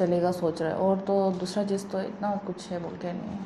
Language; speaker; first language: Hindi; non-native, local second language; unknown